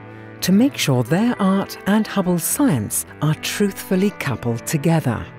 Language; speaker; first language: English; native; English